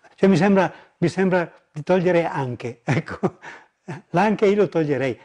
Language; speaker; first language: Italian; native; Italian